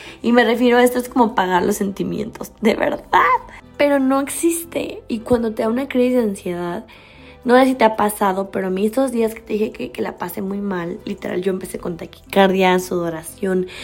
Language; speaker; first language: Spanish; native; Spanish